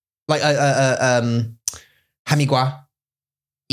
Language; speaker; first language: Chinese; non-native, learner; English